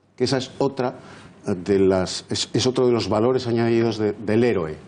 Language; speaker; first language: Spanish; native; Spanish